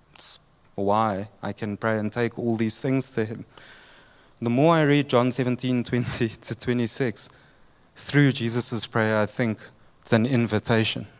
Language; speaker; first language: English; native; English